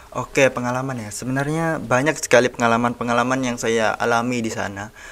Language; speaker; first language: Indonesian; native; Indonesian